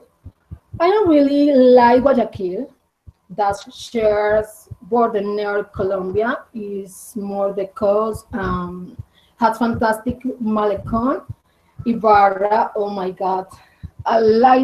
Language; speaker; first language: English; non-native, learner; Spanish